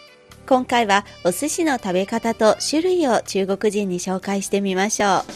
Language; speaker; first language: Japanese; non-native, fluent; Chinese